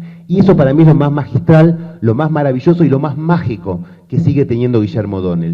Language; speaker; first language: Spanish; native; Spanish